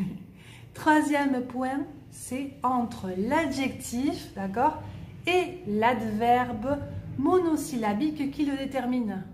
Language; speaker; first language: French; native; French